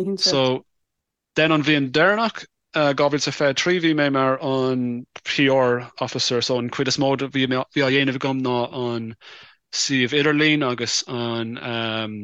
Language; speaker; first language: Irish; non-native, local second language; English